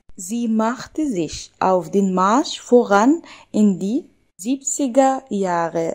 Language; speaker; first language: German; non-native, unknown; Arabic